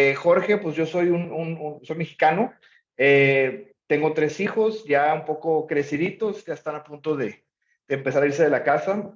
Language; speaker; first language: Spanish; native; Spanish